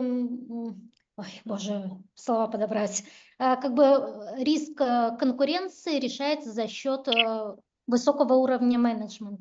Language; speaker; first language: Russian; native; Russian